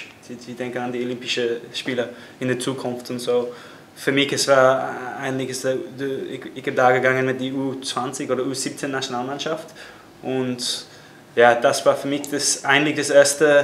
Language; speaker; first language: German; non-native, fluent; English